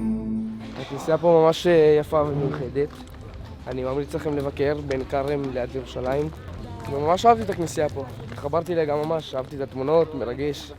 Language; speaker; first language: Hebrew; early bilingual, other home language; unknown